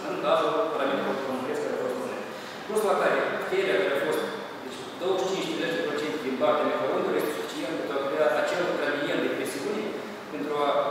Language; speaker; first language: Romanian; native; Romanian